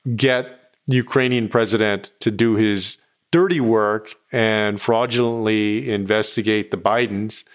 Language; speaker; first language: English; native; English